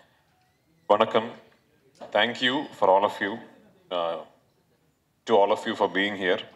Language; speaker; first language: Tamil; non-native, learner; Malayalam